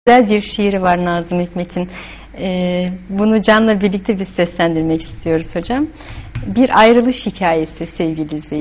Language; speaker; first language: Turkish; native; Turkish